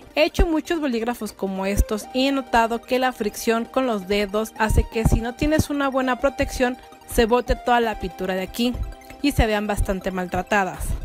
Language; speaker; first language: Spanish; native; Spanish